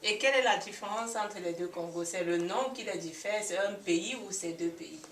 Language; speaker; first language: French; non-native, learner; English